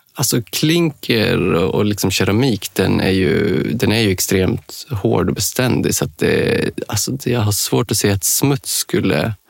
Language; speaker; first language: Swedish; native; Swedish